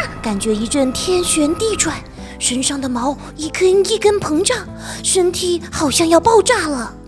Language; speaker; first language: Chinese; native; Chinese